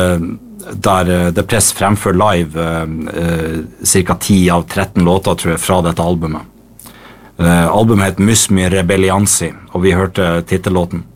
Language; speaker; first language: Norwegian; native; Norwegian